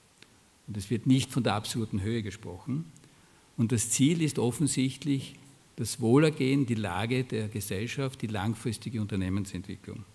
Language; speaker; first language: German; native; German